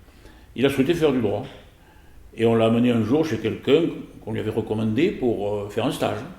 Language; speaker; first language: French; native; French